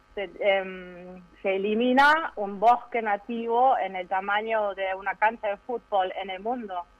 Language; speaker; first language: Spanish; non-native, fluent; German